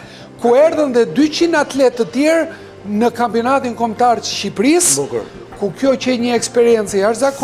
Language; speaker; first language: Albanian; native; Albanian